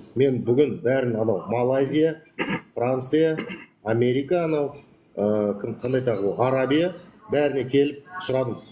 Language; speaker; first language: Kazakh; non-native, local second language; Russian